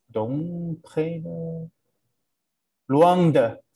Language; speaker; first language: French; non-native, learner; English